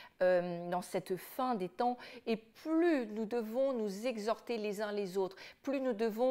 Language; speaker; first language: French; native; French